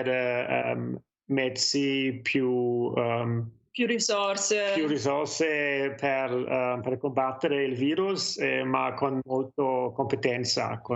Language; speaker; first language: Italian; non-native, fluent; German